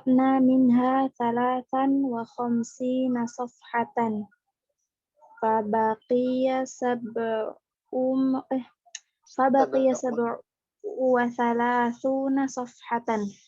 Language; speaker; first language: Arabic; non-native, learner; Indonesian